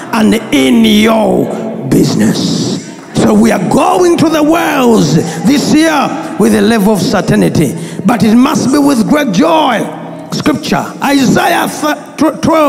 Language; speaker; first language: English; non-native, local second language; Ganda